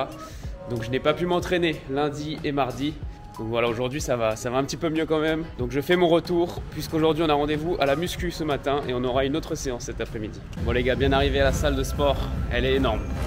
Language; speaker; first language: French; native; French